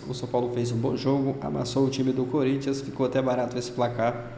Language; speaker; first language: Portuguese; native; Portuguese